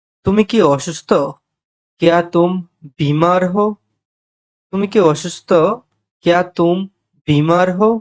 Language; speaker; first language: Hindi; non-native, fluent; Bangla